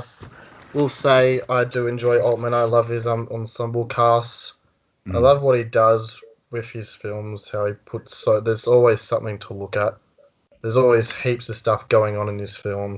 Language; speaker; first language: English; native; English